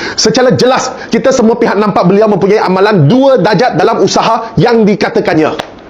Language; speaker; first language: Malay; non-native, local second language; Chinese